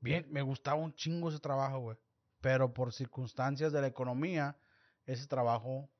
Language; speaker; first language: Spanish; early bilingual, heritage; Spanish